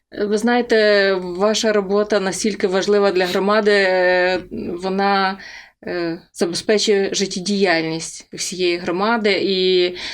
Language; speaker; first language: Ukrainian; native; Ukrainian